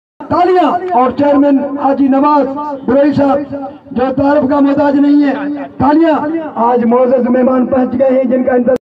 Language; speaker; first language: Urdu; non-native, local second language; Sindhi